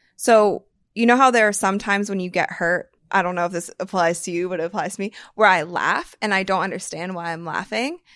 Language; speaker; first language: English; native; English